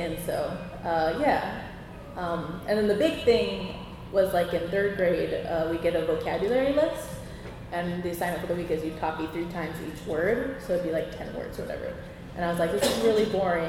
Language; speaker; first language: English; native; English